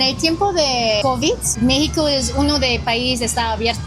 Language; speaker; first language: Spanish; non-native, learner; Chinese